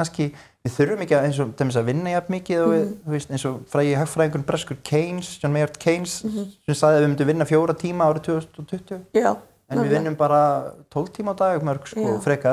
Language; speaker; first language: Icelandic; native; Icelandic